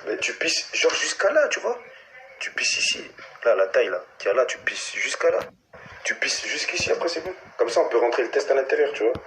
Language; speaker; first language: French; native; French